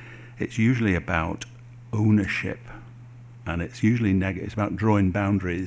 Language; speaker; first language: English; native; English